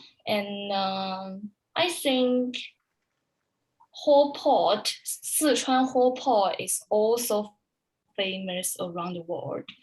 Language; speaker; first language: English; non-native, learner; Chinese